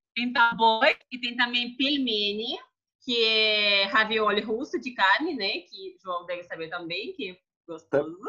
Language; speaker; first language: Portuguese; non-native, fluent; Russian